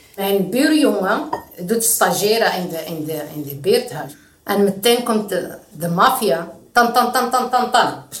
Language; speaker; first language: Dutch; non-native, learner; Arabic